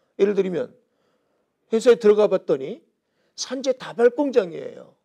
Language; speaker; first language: Korean; native; Korean